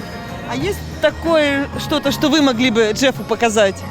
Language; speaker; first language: Russian; native; Russian